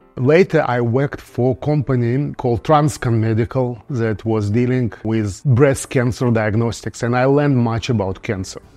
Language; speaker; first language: English; non-native, fluent; Russian